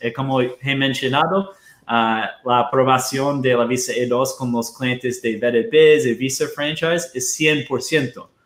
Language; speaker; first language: Spanish; non-native, fluent; Portuguese